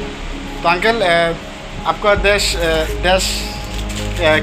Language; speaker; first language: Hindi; non-native, learner; Bangla